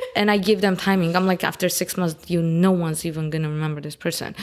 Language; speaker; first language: English; early bilingual, other home language; Armenian